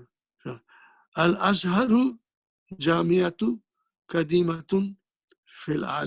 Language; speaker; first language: Arabic; non-native, fluent; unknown